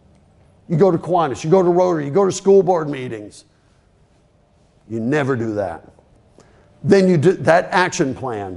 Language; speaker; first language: English; native; English